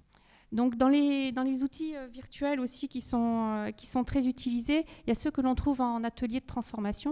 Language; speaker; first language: French; native; French